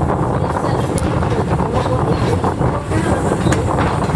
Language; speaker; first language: English; native; English